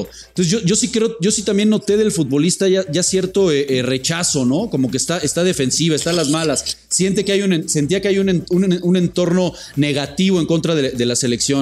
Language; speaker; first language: Spanish; native; Spanish